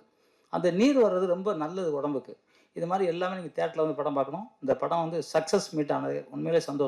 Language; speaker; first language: Tamil; native; Tamil